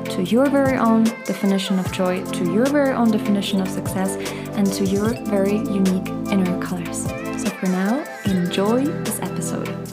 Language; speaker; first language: English; non-native, fluent; German